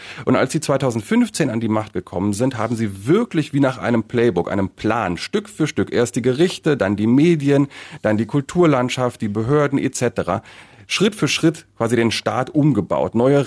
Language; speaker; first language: German; native; German